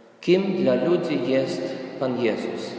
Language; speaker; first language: Polish; non-native, fluent; Ukrainian